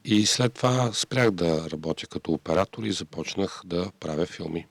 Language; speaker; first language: Bulgarian; native; Bulgarian